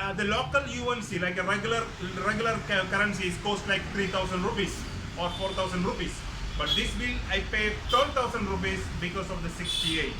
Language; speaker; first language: English; non-native, local second language; Malayalam